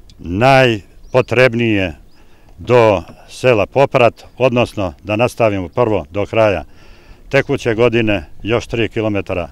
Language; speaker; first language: Bosnian; non-native, local second language; Albanian